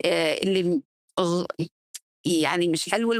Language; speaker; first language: Arabic; early bilingual, heritage; Arabic